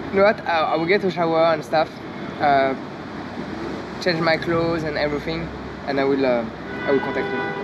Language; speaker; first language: English; non-native, learner; French